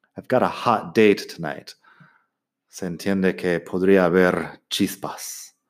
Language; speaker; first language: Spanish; non-native, fluent; English